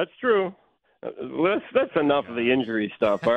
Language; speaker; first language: English; native; English